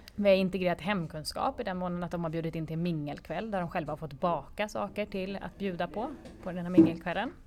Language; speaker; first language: Swedish; native; Swedish